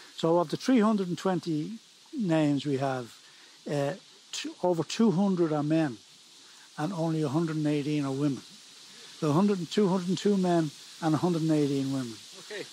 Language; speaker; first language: English; native; English